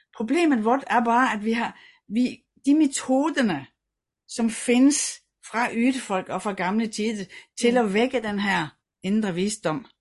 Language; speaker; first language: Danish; native; Danish